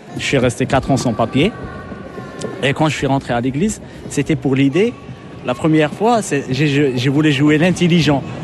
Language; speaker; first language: French; non-native, local second language; Arabic